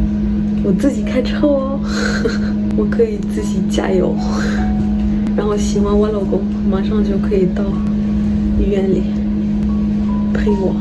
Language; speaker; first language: Chinese; non-native, fluent; French